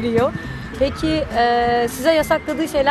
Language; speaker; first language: Turkish; native; Turkish